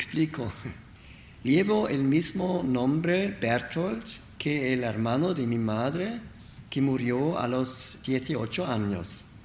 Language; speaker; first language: Spanish; non-native, learner; German